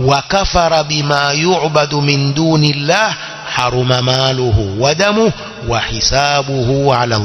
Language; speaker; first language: Arabic; non-native, fluent; Swahili